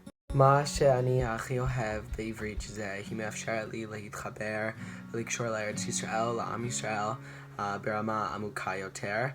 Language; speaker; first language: Hebrew; non-native, learner; English